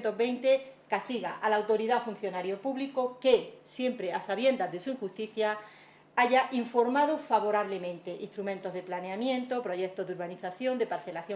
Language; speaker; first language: Spanish; native; Spanish